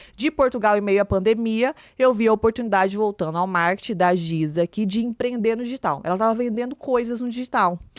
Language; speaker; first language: Portuguese; native; Portuguese